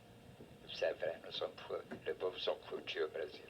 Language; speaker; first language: French; non-native, fluent; Portuguese